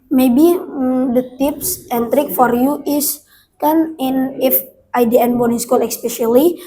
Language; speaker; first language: English; non-native, learner; Indonesian